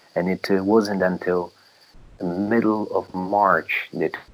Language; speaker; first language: English; non-native, fluent; Polish